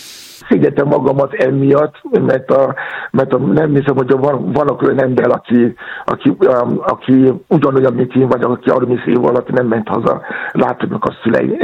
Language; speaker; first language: Hungarian; non-native, learner; Yoruba